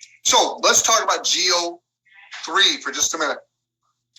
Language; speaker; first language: English; native; English